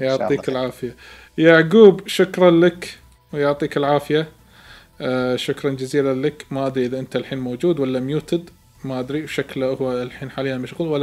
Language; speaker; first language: Arabic; native; Arabic